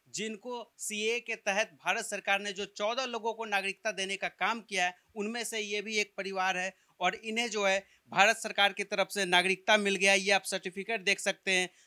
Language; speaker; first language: Hindi; native; Hindi